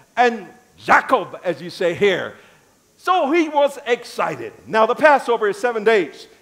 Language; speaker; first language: English; native; English